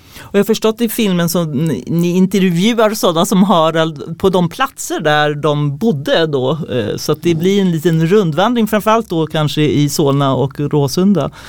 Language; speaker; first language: Swedish; native; Swedish